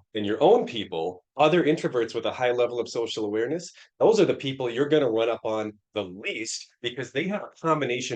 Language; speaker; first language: English; native; English